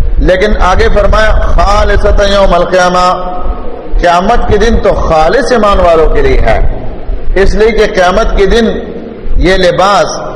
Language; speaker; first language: Urdu; non-native, local second language; Pashto